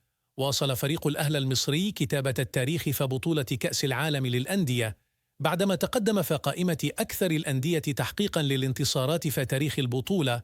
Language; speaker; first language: Arabic; native; Arabic